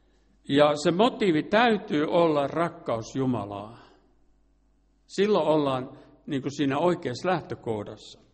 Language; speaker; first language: Finnish; native; Finnish